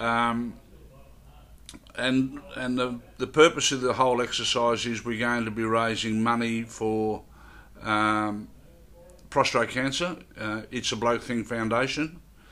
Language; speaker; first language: English; native; English